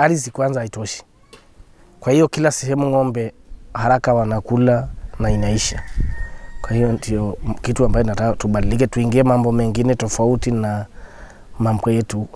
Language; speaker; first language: Swahili; non-native, local second language; Masai